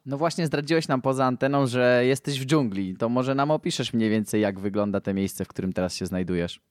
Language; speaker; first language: Polish; native; Polish